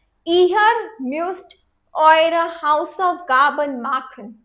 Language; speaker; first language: German; non-native, fluent; Hindi